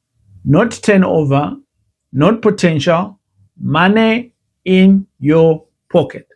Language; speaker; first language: English; non-native, local second language; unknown